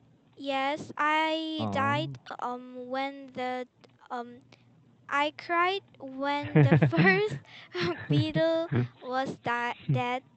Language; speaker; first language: English; non-native, learner; Korean